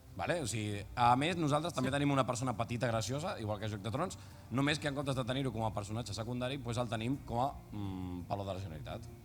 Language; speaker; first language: Catalan; native; Catalan